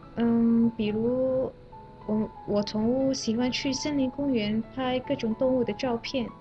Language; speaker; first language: Chinese; non-native, local second language; Malay